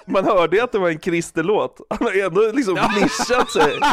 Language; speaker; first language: Swedish; native; Swedish